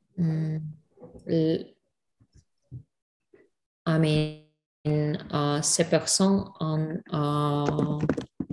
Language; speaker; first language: French; non-native, learner; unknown